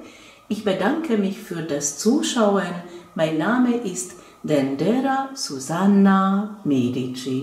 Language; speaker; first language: German; non-native, fluent; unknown